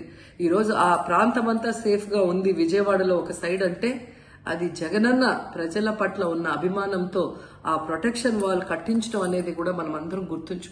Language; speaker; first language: Telugu; native; Telugu